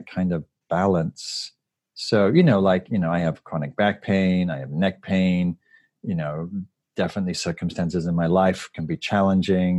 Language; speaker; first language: English; native; English